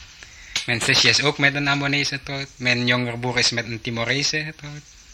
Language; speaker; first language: Dutch; early bilingual, heritage; Dutch